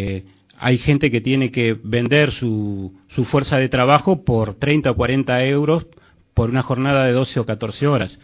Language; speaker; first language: Spanish; native; Spanish